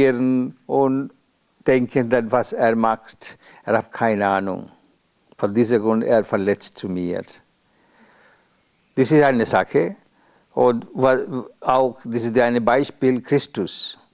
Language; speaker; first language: German; non-native, learner; Bangla